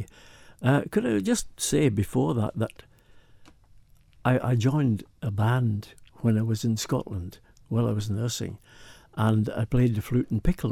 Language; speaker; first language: English; native; English